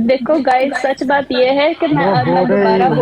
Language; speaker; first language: Hindi; native; Hindi